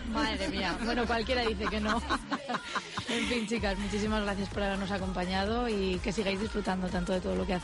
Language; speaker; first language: Spanish; native; Spanish